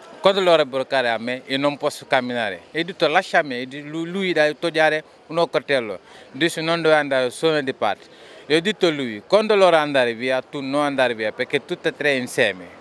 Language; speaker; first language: Italian; non-native, learner; Wolof